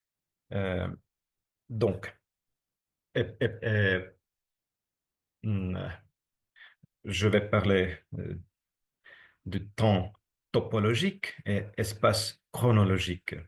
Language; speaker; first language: French; non-native, fluent; Estonian